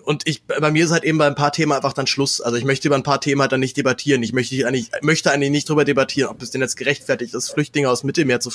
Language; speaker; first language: German; native; German